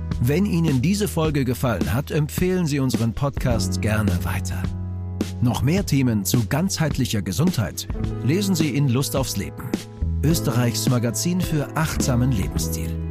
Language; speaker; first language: German; native; German